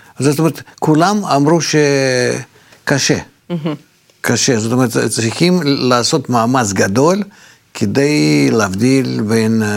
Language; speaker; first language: Hebrew; non-native, fluent; Russian